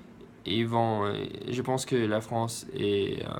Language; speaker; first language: French; non-native, learner; English